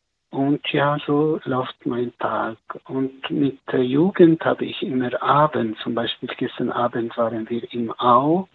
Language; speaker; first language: German; non-native, learner; Arabic